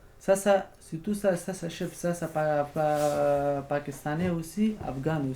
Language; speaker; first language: French; non-native, learner; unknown